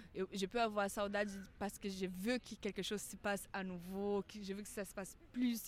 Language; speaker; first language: French; non-native, fluent; Portuguese